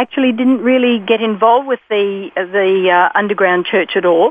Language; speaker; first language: English; native; English